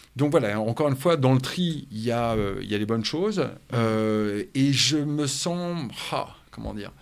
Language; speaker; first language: French; native; French